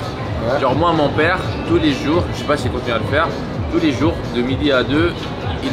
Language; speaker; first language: French; native; French